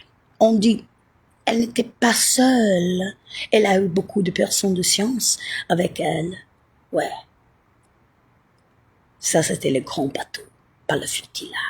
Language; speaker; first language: French; non-native, fluent; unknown